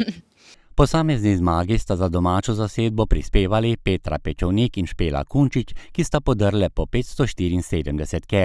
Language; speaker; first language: Slovenian; native; Slovenian